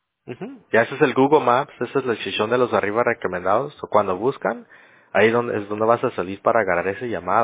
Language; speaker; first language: Spanish; early bilingual, heritage; English